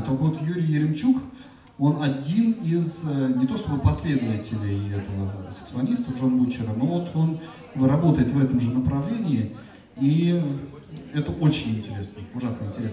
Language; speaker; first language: Russian; native; Russian